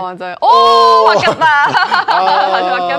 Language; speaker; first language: Korean; native; Korean